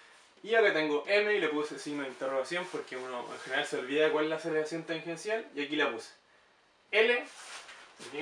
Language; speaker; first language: Spanish; native; Spanish